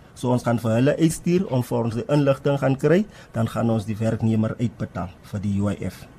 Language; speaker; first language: Afrikaans; non-native, local second language; Tswana